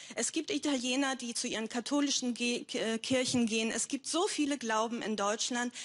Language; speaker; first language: German; non-native, fluent; Greek